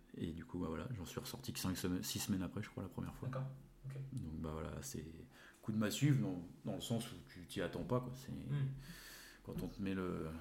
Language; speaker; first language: French; native; French